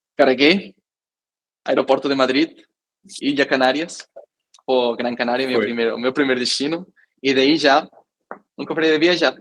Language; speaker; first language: Portuguese; non-native, fluent; Catalan